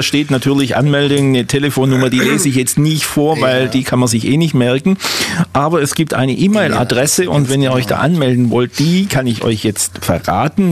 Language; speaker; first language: German; native; German